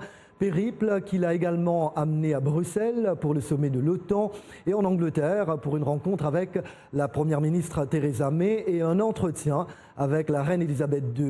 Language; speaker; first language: French; native; French